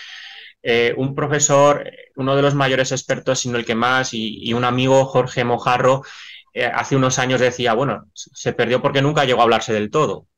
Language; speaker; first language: Spanish; native; Spanish